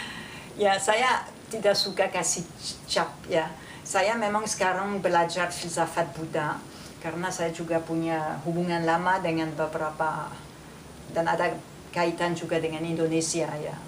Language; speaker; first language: Indonesian; non-native, fluent; French